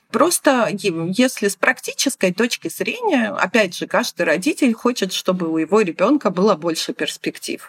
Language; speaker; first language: Russian; non-native, local second language; Georgian